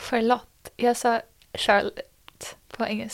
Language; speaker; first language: Swedish; non-native, fluent; English